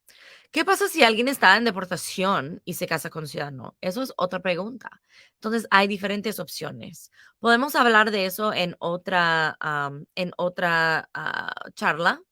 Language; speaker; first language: Spanish; non-native, fluent; English